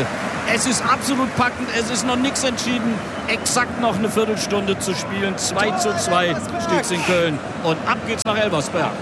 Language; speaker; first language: German; native; German